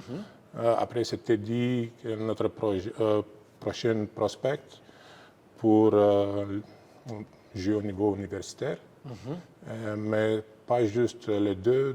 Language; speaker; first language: French; non-native, fluent; Romanian